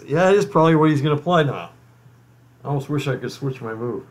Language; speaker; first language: English; native; English